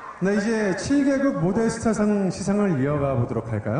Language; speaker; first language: Korean; native; Korean